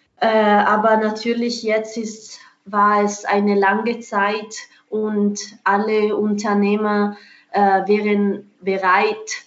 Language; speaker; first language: German; non-native, fluent; Italian